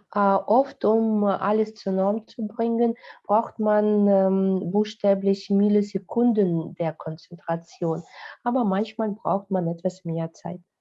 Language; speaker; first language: German; non-native, fluent; Russian